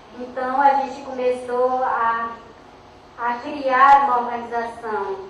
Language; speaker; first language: Portuguese; non-native, local second language; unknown